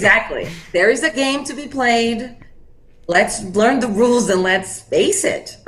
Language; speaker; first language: English; non-native, fluent; Portuguese